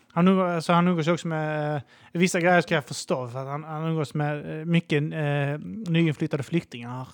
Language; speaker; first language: Swedish; native; Swedish